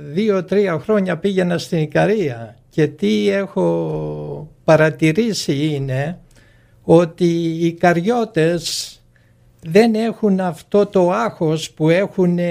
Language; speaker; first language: Greek; early bilingual, other home language; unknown